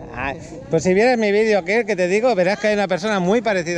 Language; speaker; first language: Spanish; native; Spanish